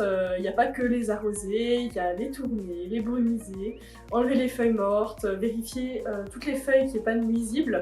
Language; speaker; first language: French; native; French